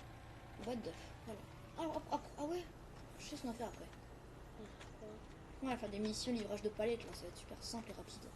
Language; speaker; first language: French; native; French